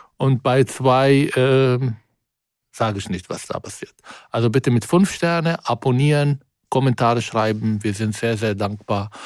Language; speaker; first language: German; non-native, fluent; Arabic